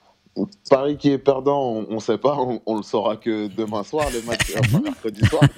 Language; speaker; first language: French; native; French